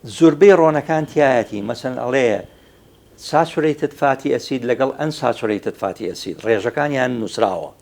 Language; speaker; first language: Central Kurdish; native; Central Kurdish